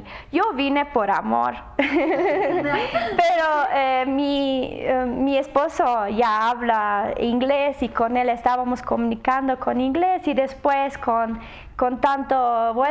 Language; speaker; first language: Spanish; non-native, learner; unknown